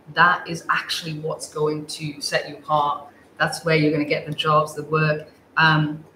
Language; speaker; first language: English; native; English